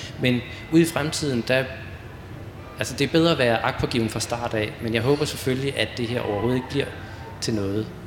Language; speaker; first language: Danish; native; Danish